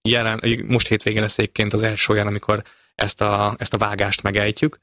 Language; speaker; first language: Hungarian; native; Hungarian